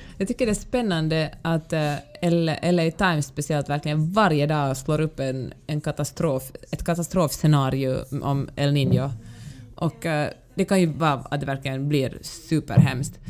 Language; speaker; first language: Swedish; native; Swedish